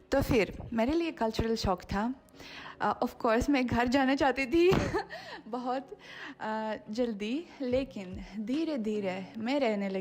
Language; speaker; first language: Hindi; non-native, fluent; Russian